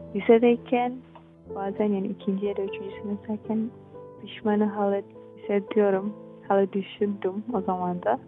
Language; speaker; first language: Turkish; non-native, fluent; Indonesian